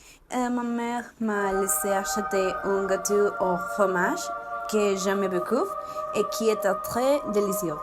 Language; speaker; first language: French; non-native, learner; Spanish